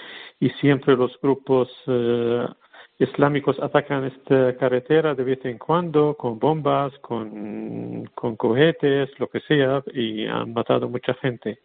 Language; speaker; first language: Spanish; non-native, learner; Arabic